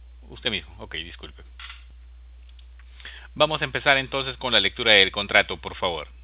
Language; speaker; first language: Spanish; native; Spanish